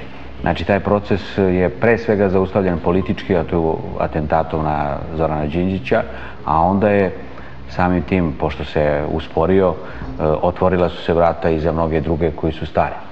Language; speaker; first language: Serbian; native; Serbian